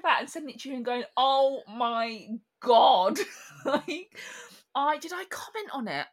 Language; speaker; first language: English; native; English